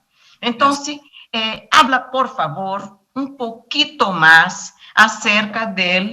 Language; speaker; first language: Spanish; non-native, learner; Portuguese